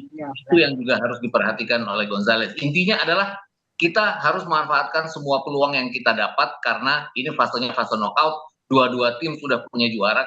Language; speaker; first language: Indonesian; native; Indonesian